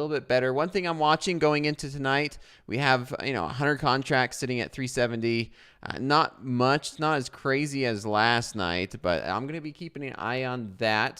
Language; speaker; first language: English; native; English